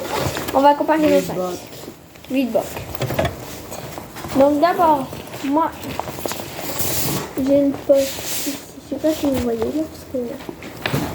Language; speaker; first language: French; native; French